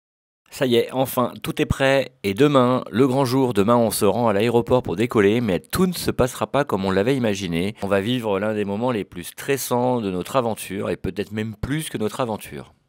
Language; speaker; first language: French; native; French